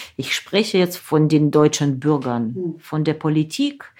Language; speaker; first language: German; non-native, fluent; Ukrainian